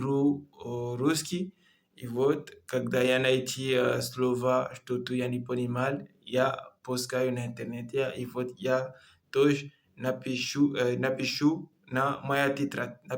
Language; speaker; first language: Russian; non-native, learner; Comorian